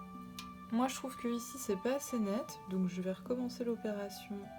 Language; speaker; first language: French; native; French